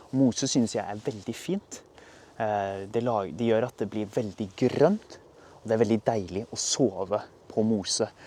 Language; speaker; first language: Norwegian; native; Norwegian